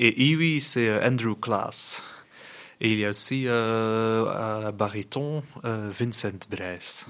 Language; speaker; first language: French; non-native, local second language; Dutch